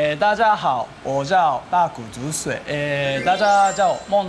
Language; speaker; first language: Chinese; non-native, fluent; Japanese